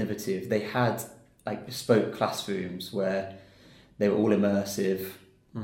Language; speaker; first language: English; native; English